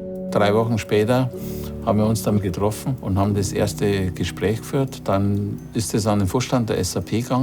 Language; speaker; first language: German; native; German